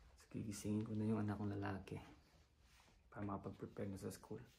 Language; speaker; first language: Filipino; non-native, local second language; Cebuano